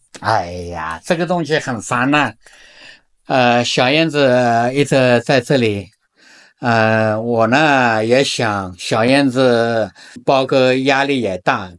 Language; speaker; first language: Chinese; native; Chinese